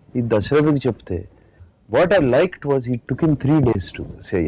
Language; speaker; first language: Telugu; native; Telugu